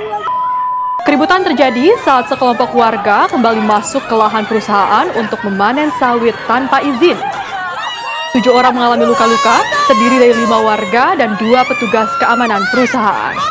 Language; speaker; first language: Indonesian; native; Indonesian